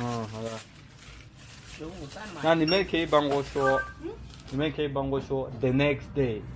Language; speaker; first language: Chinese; non-native, learner; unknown